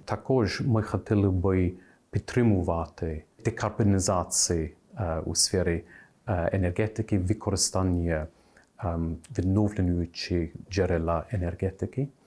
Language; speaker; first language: Ukrainian; non-native, fluent; English